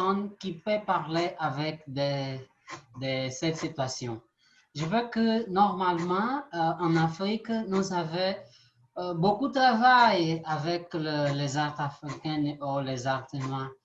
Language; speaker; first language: French; non-native, learner; Portuguese